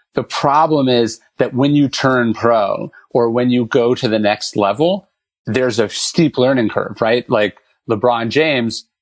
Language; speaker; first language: English; native; English